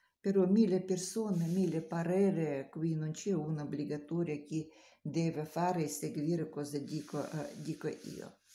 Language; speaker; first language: Italian; non-native, learner; Russian